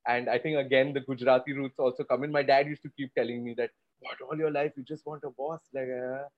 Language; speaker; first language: English; non-native, local second language; Gujarati